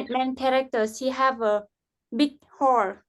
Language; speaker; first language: English; non-native, learner; Vietnamese